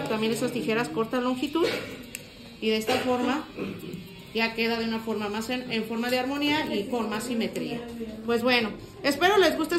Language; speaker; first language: Spanish; native; Spanish